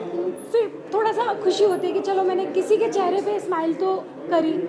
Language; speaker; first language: Hindi; native; Hindi